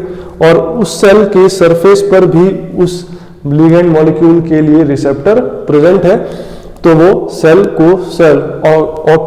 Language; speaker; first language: Hindi; native; Hindi